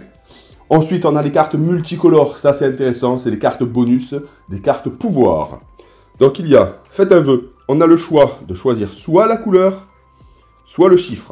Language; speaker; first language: French; native; French